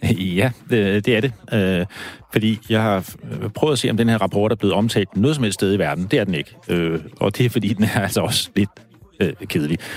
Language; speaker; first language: Danish; native; Danish